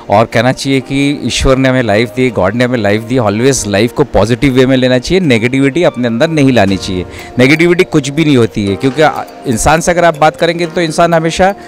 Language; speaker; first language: Hindi; native; Hindi